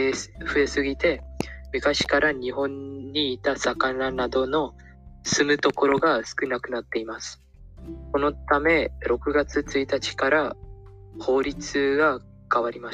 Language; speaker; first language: Japanese; non-native, fluent; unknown